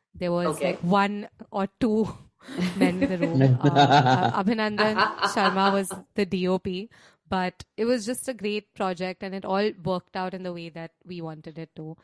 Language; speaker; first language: English; non-native, local second language; Hindi